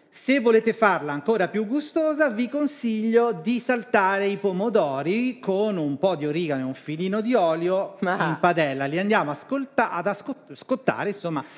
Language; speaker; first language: Italian; native; Italian